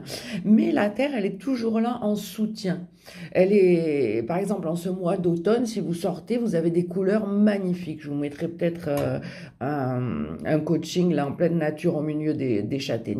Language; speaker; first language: French; native; French